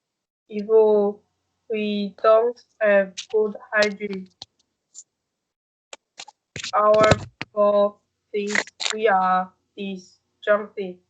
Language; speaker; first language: English; non-native, learner; Chinese